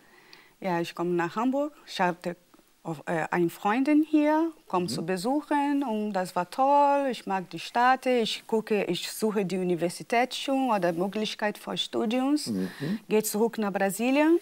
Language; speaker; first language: German; non-native, fluent; Portuguese